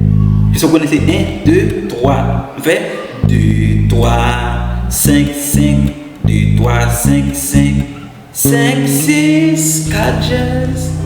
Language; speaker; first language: French; non-native, learner; Haitian Creole